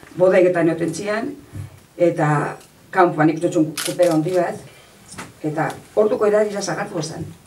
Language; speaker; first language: Basque; native; Basque